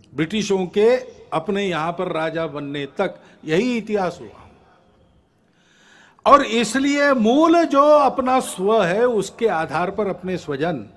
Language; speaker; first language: Hindi; non-native, local second language; Marathi